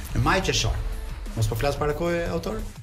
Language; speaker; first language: Albanian; native; Albanian